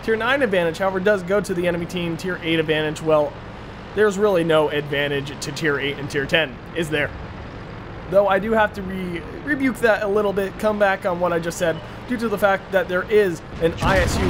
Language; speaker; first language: English; native; English